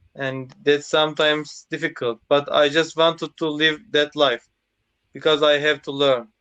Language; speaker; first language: English; non-native, learner; Turkish